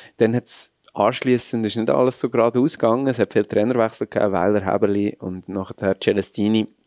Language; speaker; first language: German; native; German